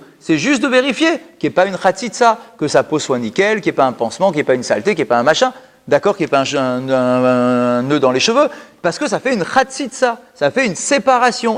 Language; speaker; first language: French; native; French